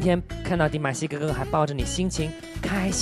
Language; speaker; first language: Chinese; native; Chinese